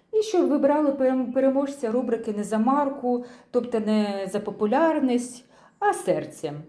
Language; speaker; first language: Ukrainian; non-native, local second language; Russian